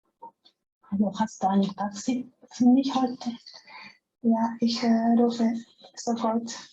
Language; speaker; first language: German; non-native, learner; Spanish